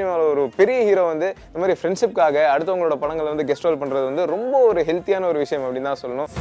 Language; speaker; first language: Tamil; native; Tamil